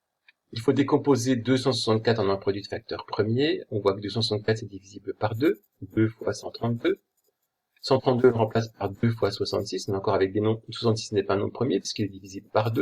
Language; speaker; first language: French; native; French